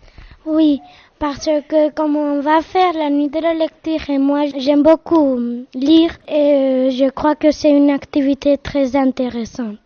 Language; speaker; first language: French; non-native, fluent; Spanish